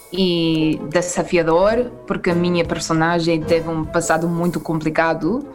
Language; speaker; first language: Portuguese; early bilingual, heritage; Portuguese